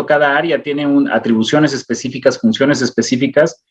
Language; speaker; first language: Spanish; native; Spanish